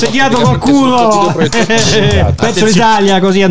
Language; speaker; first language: Italian; native; Italian